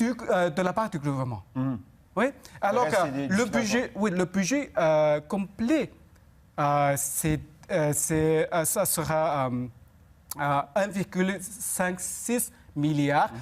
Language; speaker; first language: French; non-native, fluent; Chinese